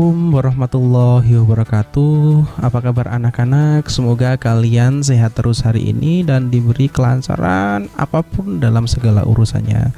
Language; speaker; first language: Indonesian; native; Indonesian